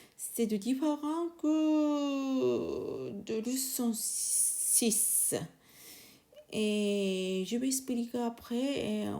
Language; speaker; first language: French; non-native, learner; Japanese